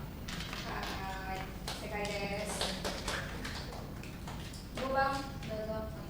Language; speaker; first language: Japanese; non-native, learner; Indonesian